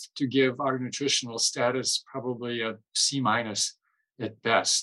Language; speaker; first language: English; native; English